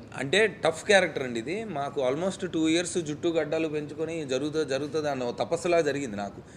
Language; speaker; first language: Telugu; native; Telugu